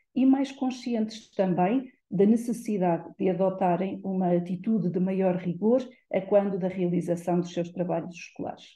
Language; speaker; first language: Portuguese; native; Portuguese